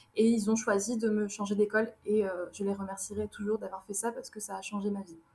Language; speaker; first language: French; early bilingual, other home language; Arabic